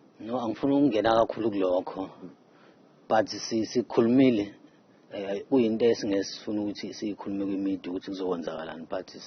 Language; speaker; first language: Zulu; native; Zulu